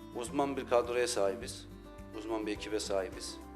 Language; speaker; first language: Turkish; native; Turkish